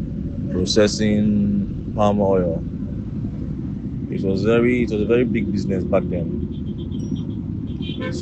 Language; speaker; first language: English; non-native, local second language; Igbo